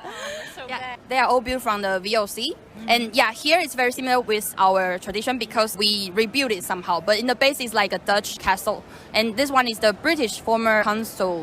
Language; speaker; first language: English; non-native, fluent; Chinese